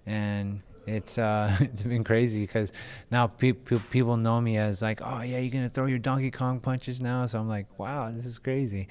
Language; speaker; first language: English; early bilingual, other home language; Filipino